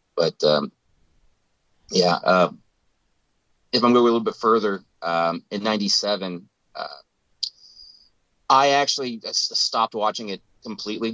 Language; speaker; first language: English; native; English